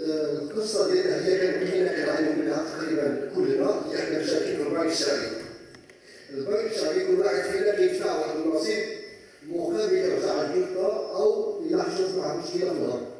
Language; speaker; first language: Arabic; native; Arabic